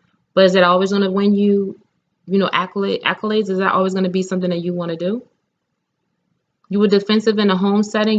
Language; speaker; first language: English; native; English